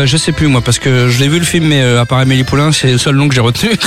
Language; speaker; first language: French; native; French